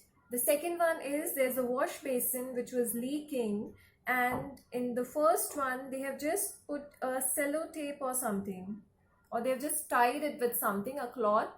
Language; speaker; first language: English; non-native, local second language; Hindi